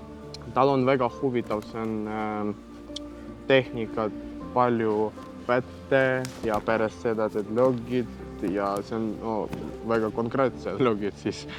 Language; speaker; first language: Estonian; non-native, learner; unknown